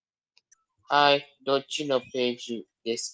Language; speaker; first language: Japanese; non-native, learner; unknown